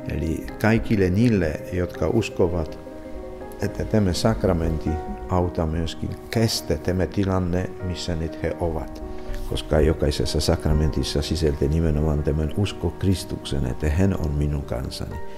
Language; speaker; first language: Finnish; non-native, fluent; Polish